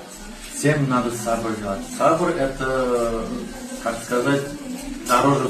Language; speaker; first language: Russian; non-native, learner; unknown